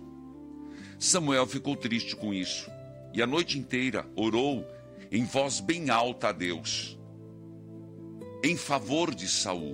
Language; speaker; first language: Portuguese; native; Portuguese